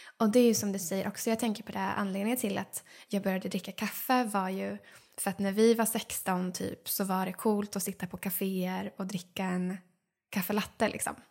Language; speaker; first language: Swedish; native; Swedish